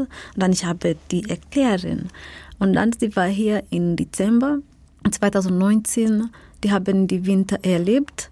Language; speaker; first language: German; non-native, learner; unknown